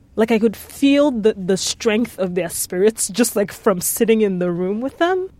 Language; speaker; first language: English; non-native, local second language; Yoruba